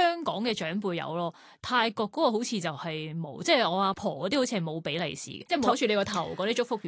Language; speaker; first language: Cantonese; native; Cantonese